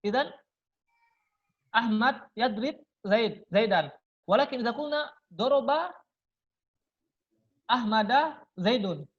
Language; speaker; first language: Arabic; non-native, learner; Indonesian